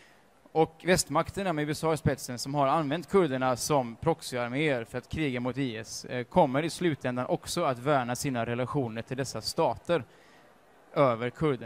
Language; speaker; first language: Swedish; native; Swedish